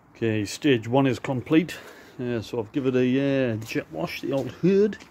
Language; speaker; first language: English; native; English